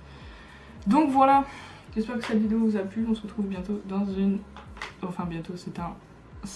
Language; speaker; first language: French; native; French